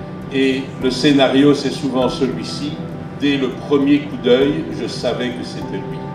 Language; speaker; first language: French; native; French